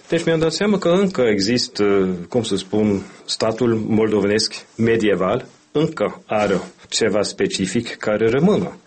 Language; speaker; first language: Romanian; non-native, fluent; Norwegian